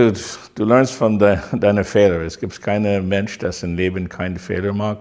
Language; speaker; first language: German; non-native, fluent; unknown